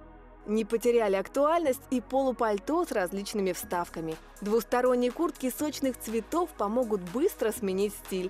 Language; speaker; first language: Russian; native; Russian